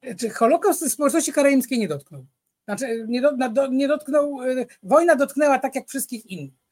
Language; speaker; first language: Polish; native; Polish